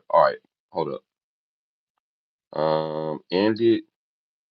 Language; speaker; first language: English; native; English